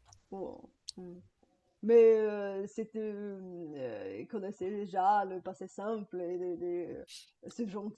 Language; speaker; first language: French; non-native, fluent; Bulgarian